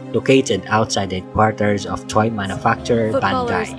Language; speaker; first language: English; non-native, local second language; Filipino